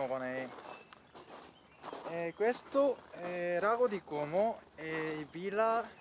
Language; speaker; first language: Italian; non-native, learner; Korean